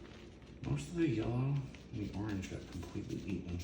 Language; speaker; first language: English; native; English